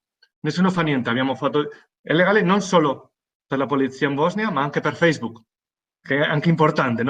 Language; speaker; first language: Italian; non-native, fluent; Spanish